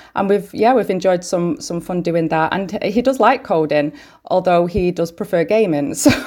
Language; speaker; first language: English; native; English